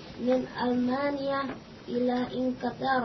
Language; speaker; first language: Arabic; non-native, learner; Indonesian